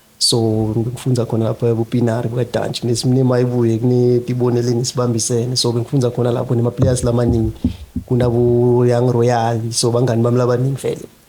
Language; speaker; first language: Zulu; non-native, local second language; Swati